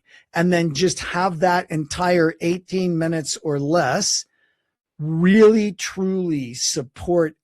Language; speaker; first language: English; native; English